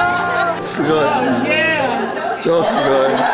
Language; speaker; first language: Japanese; non-native, learner; English